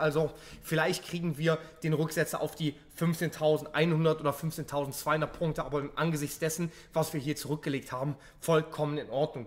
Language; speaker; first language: German; native; German